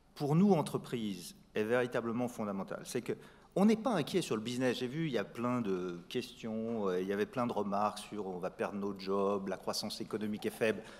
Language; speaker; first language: French; native; French